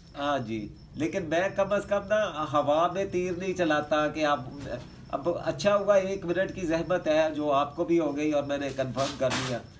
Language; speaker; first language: Urdu; native; Urdu